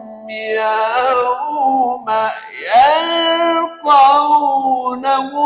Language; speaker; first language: Arabic; native; Arabic